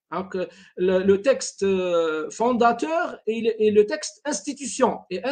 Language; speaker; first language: French; non-native, local second language; Arabic